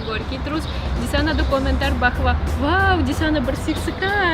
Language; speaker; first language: Indonesian; non-native, learner; Russian